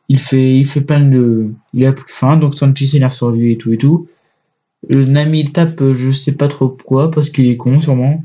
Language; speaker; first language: French; native; French